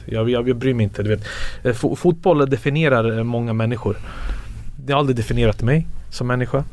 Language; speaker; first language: Swedish; early bilingual, other home language; Serbian